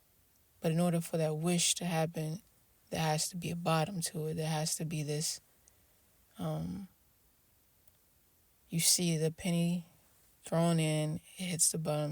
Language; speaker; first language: English; native; English